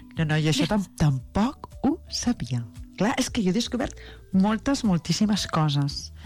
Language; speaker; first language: Catalan; native; Catalan